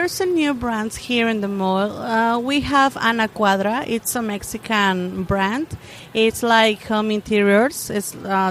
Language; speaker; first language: English; non-native, learner; Spanish